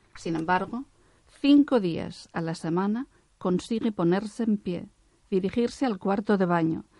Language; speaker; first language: Spanish; non-native, local second language; Catalan